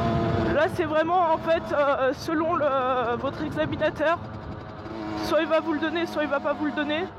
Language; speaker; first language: French; native; French